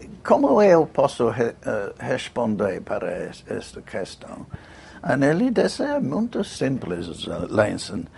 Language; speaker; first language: Portuguese; non-native, fluent; English